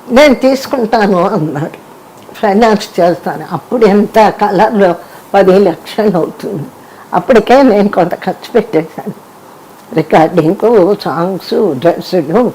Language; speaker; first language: Telugu; native; Telugu